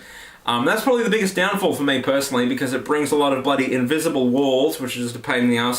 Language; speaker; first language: English; native; English